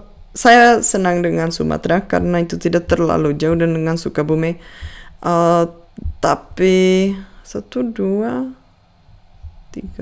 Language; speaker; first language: Indonesian; non-native, fluent; Czech